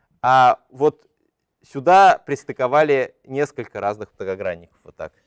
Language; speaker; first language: Russian; native; Russian